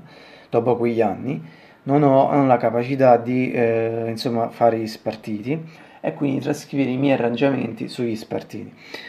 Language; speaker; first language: Italian; native; Italian